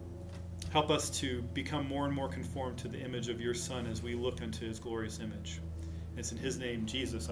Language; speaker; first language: English; native; English